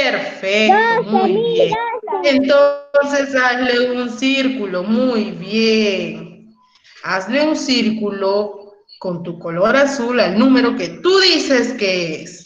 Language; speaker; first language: Spanish; native; Spanish